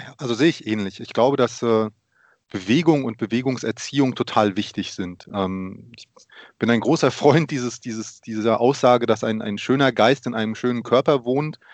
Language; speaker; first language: German; early bilingual, other home language; Polish